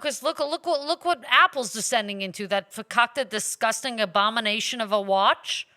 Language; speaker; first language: English; native; English